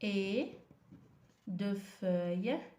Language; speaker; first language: French; non-native, fluent; Arabic